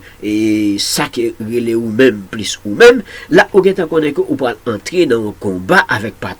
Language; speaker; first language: French; non-native, local second language; Haitian Creole